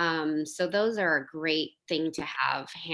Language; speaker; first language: English; native; English